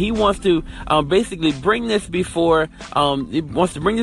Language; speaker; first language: English; native; English